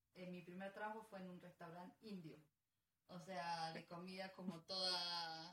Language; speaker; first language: Spanish; native; Spanish